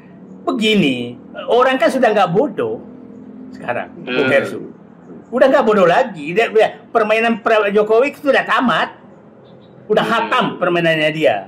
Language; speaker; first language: Indonesian; native; Indonesian